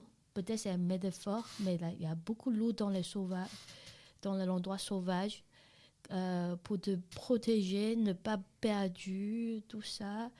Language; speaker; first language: French; non-native, learner; Chinese